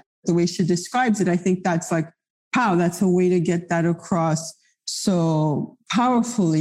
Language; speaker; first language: English; non-native, fluent; Haitian Creole